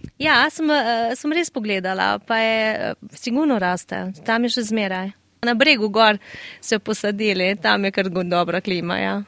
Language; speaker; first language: Slovenian; early bilingual, heritage; Slovenian